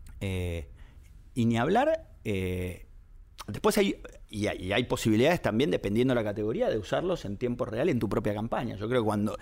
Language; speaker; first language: Spanish; native; Spanish